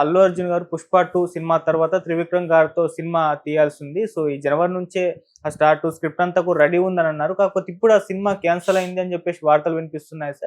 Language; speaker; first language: Telugu; native; Telugu